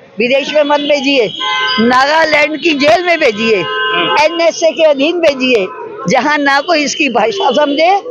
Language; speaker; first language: Hindi; non-native, local second language; Punjabi